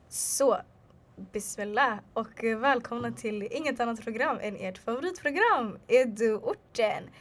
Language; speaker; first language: Swedish; early bilingual, other home language; Arabic